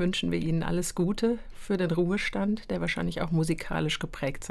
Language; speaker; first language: German; native; German